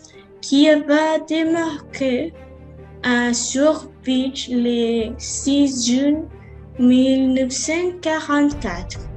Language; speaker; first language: French; non-native, learner; Spanish